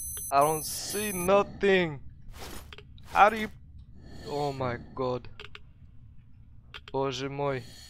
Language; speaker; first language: English; non-native, fluent; Russian